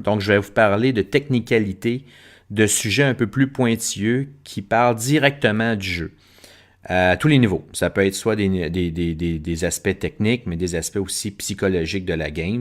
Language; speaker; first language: French; native; French